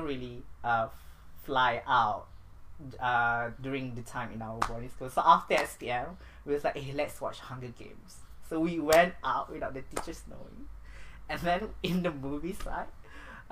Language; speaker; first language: English; non-native, local second language; Malay